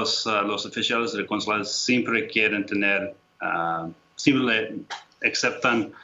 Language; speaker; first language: Spanish; non-native, fluent; English